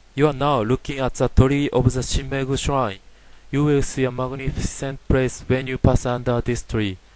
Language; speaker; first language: English; non-native, learner; Japanese